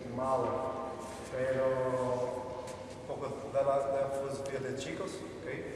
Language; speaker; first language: Spanish; non-native, learner; Portuguese